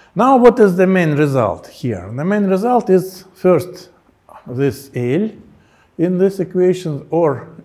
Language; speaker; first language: English; non-native, fluent; Russian